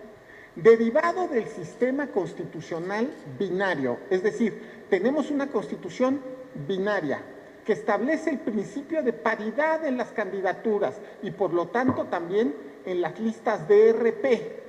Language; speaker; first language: Spanish; native; Spanish